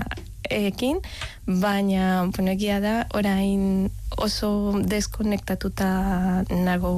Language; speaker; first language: Basque; non-native, learner; Spanish